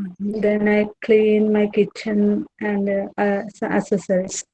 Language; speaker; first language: English; non-native, learner; Malayalam